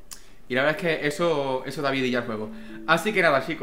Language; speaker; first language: Spanish; native; Spanish